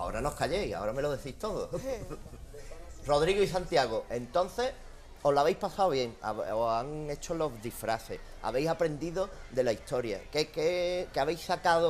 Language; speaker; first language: Spanish; native; Spanish